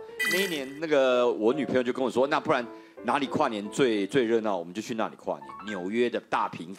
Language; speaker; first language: Chinese; native; Chinese